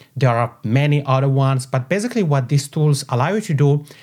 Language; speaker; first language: English; non-native, fluent; Italian